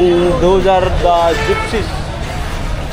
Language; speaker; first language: English; non-native, local second language; Hindi